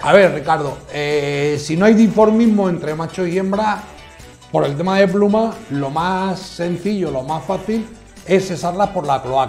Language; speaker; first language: Spanish; native; Spanish